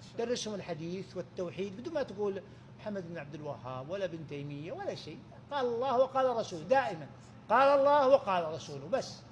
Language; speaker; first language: Arabic; native; Arabic